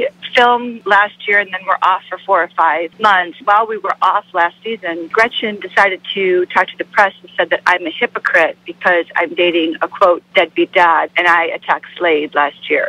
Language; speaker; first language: English; native; English